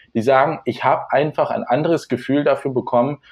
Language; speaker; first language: German; native; German